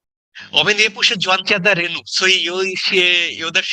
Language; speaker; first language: Chinese; non-native, learner; Bangla